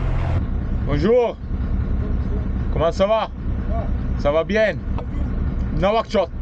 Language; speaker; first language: French; non-native, learner; Italian